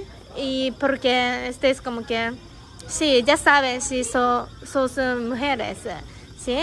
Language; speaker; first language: Spanish; non-native, learner; Japanese